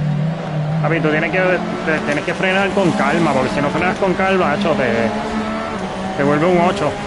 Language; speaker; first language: Spanish; early bilingual, heritage; Spanish